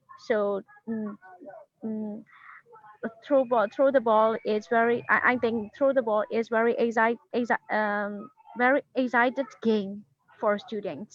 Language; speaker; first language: English; non-native, learner; Burmese